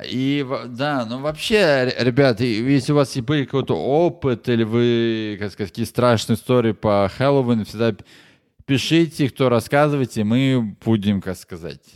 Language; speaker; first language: Russian; native; Russian